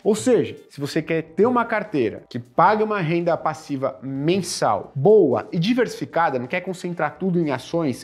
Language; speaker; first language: Portuguese; native; Portuguese